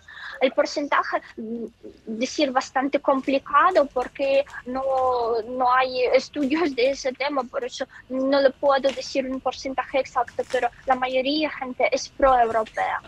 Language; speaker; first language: Spanish; non-native, fluent; Ukrainian